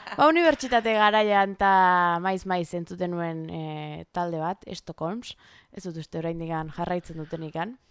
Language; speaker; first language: Basque; native; Basque